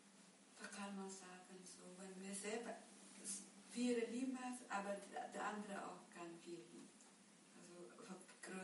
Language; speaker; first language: German; non-native, learner; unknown